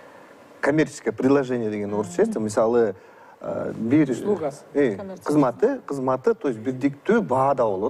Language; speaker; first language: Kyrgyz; native; Kyrgyz